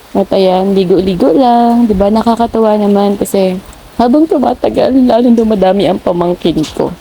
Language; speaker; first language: Filipino; non-native, local second language; Bikol